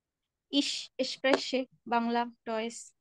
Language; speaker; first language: German; non-native, learner; Bangla